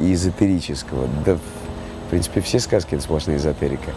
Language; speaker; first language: Russian; native; Russian